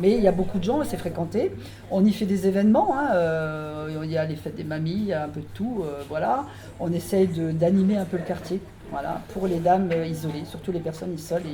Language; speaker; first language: French; native; French